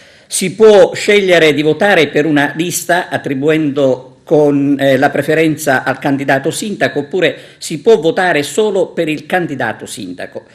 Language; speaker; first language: Italian; native; Italian